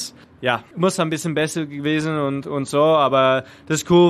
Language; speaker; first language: German; non-native, learner; English